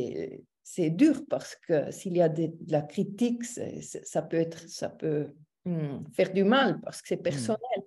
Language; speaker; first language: French; non-native, local second language; German